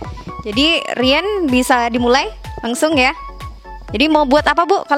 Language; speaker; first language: Indonesian; native; Indonesian